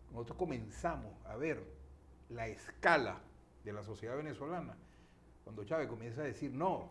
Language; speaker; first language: Spanish; native; Spanish